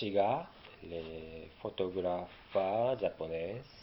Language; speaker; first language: French; non-native, learner; Japanese